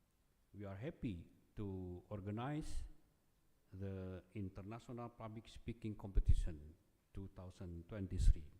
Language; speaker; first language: English; non-native, fluent; Indonesian